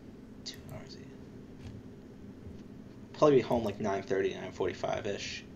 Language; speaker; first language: English; native; English